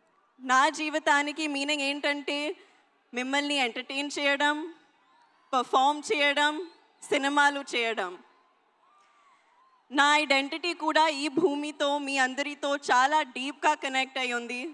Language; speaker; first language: Telugu; non-native, learner; Hindi